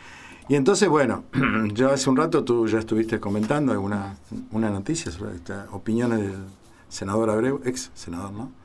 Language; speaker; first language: Spanish; native; Spanish